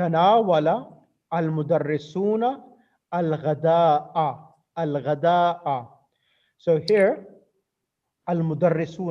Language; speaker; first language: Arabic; non-native, fluent; English